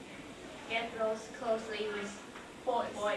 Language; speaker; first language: English; non-native, learner; Chinese